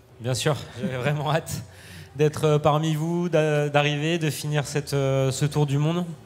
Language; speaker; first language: French; native; French